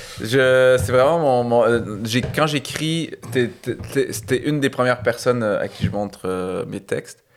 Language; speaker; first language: French; native; French